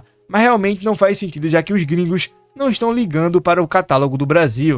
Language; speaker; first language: Portuguese; native; Portuguese